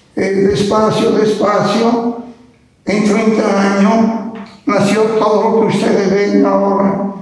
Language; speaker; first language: Spanish; non-native, fluent; Italian